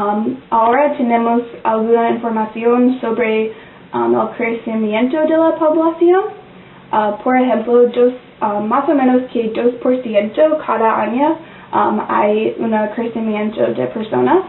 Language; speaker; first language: Spanish; non-native, learner; English